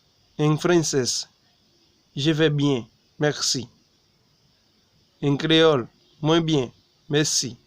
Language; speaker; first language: French; non-native, learner; Haitian Creole